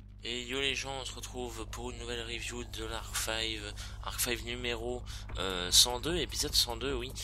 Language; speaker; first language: French; native; French